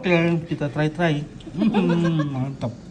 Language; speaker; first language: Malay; non-native, local second language; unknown